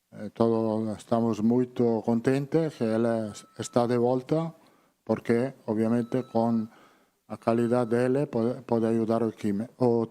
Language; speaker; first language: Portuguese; non-native, fluent; Italian